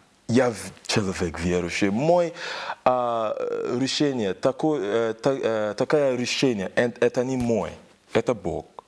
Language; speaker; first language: Russian; non-native, learner; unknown